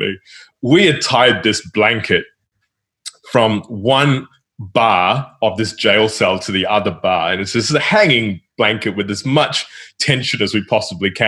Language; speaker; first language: English; native; English